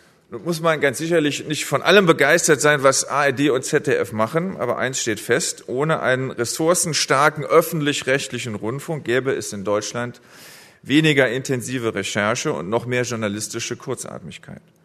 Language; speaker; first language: German; native; German